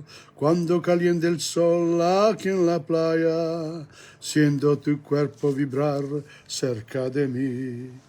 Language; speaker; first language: Spanish; non-native, learner; English